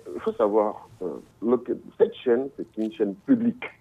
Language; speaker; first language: French; non-native, local second language; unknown